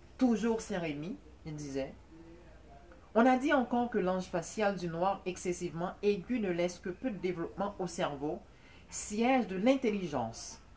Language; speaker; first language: French; non-native, local second language; Haitian Creole